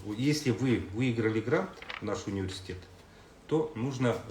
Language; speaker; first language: Russian; non-native, local second language; Kazakh